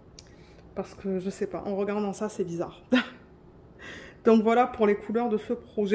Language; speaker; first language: French; native; French